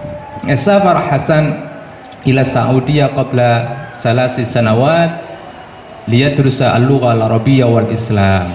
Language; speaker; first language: Arabic; non-native, fluent; Indonesian